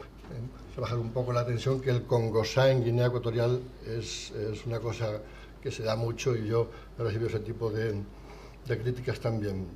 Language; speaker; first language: Spanish; native; Spanish